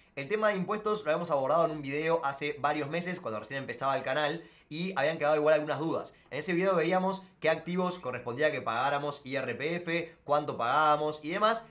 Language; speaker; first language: Spanish; native; Spanish